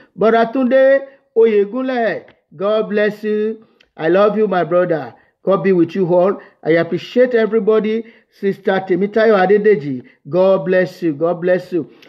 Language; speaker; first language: English; non-native, local second language; Yoruba